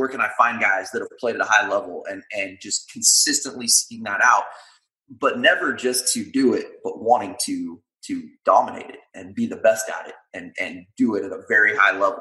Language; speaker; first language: English; native; English